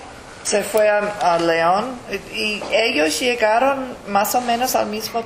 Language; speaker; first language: Spanish; early bilingual, heritage; English